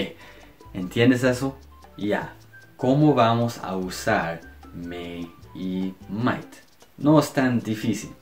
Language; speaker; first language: Spanish; non-native, fluent; English